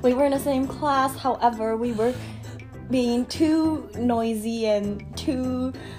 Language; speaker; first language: English; early bilingual, other home language; Japanese